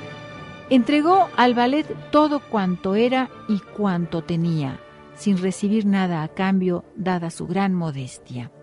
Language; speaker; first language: Spanish; native; Spanish